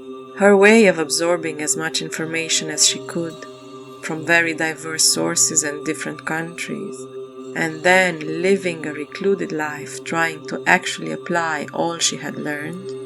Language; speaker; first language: English; non-native, fluent; French